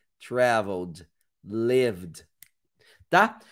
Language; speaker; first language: English; non-native, fluent; Portuguese